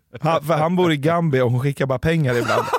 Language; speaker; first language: Swedish; native; Swedish